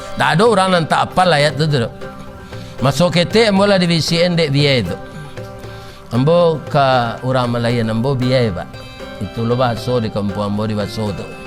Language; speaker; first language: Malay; non-native, local second language; Minangkabau